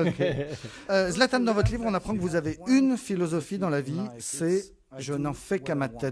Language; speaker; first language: French; native; French